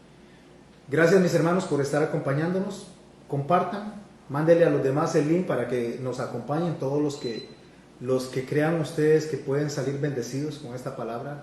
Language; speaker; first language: Spanish; native; Spanish